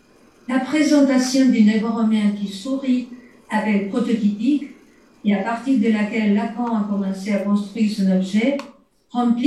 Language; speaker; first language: French; native; French